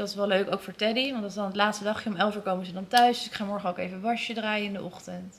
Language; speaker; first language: Dutch; native; Dutch